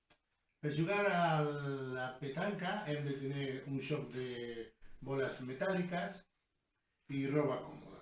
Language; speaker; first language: Catalan; non-native, learner; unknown